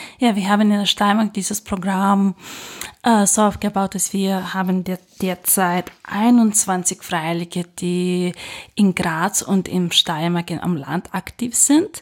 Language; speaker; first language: German; non-native, fluent; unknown